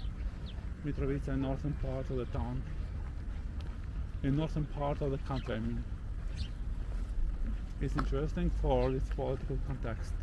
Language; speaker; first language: English; non-native, local second language; Albanian